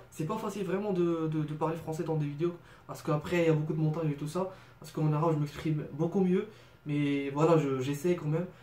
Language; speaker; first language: French; non-native, local second language; Arabic